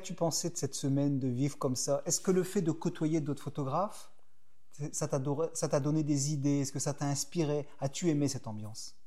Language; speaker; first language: French; native; French